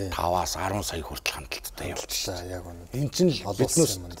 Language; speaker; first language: Mongolian; native; Mongolian